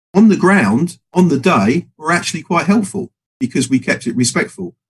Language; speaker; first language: English; native; English